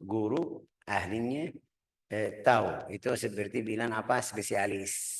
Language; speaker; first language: Indonesian; non-native, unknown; Arabic